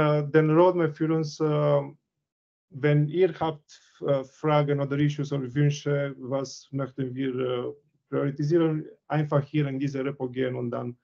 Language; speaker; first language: German; non-native, learner; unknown